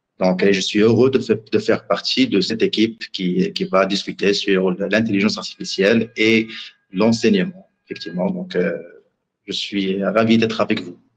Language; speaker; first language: French; non-native, local second language; Arabic